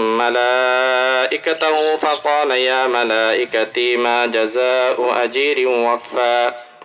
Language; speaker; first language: Arabic; non-native, fluent; Bangla